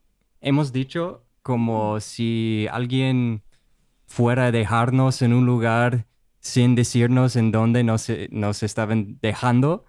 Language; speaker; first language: Spanish; non-native, fluent; English